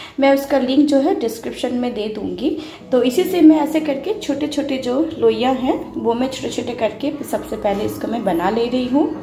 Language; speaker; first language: Hindi; non-native, local second language; Bangla